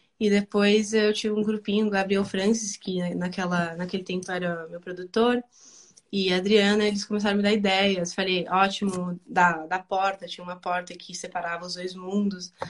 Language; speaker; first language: Portuguese; early bilingual, other home language; Spanish